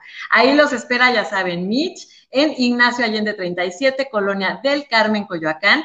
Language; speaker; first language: Spanish; native; Spanish